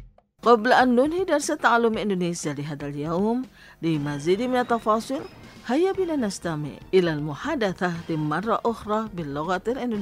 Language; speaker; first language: Arabic; non-native, fluent; Indonesian